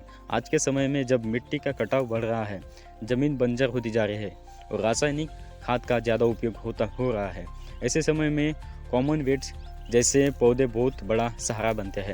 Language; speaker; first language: Hindi; native; Hindi